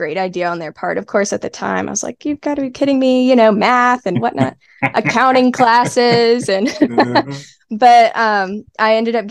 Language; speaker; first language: English; native; English